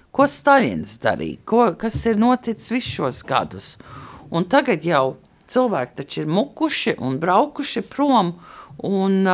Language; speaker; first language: Latvian; early bilingual, heritage; Latvian